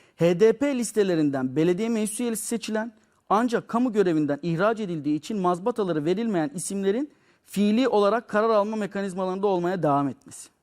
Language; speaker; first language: Turkish; native; Turkish